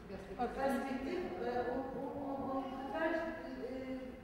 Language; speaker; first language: French; non-native, fluent; Turkish